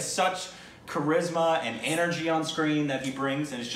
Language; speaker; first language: English; native; English